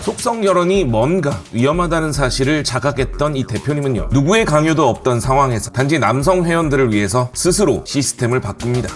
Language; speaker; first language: Korean; native; Korean